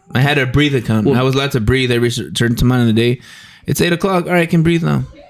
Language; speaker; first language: English; early bilingual, other home language; Spanish